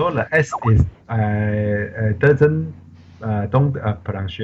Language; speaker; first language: English; non-native, learner; Chinese